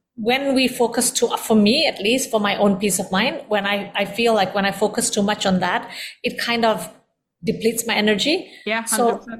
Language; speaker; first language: English; early bilingual, heritage; Indonesian